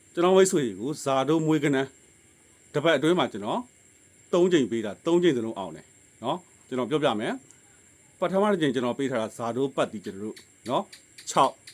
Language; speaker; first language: Burmese; native; Burmese